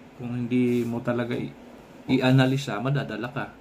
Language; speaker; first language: Filipino; non-native, local second language; Cebuano